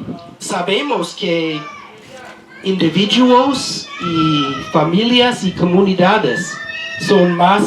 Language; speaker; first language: Spanish; non-native, learner; English